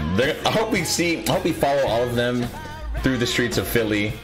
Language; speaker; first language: English; native; English